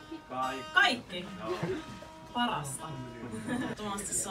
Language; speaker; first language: Finnish; native; Finnish